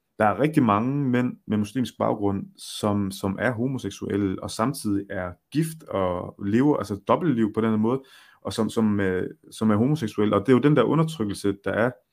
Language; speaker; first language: Danish; early bilingual, other home language; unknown